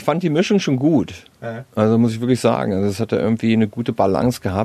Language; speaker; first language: German; native; German